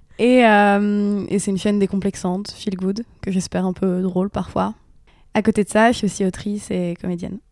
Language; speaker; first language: French; native; French